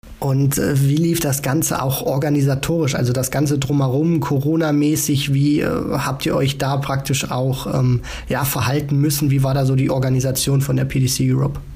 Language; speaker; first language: German; native; German